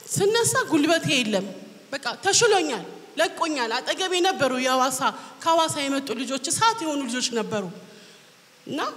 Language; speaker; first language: Amharic; native; Amharic